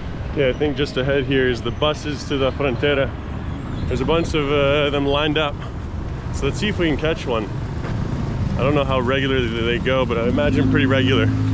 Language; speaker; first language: English; native; English